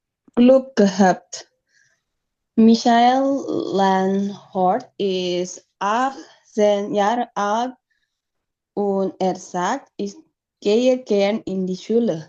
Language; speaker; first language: German; non-native, learner; Indonesian